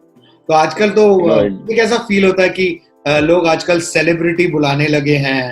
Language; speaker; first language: Hindi; native; Hindi